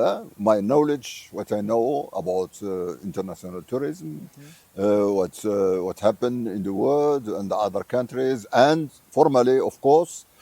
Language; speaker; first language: English; non-native, fluent; Arabic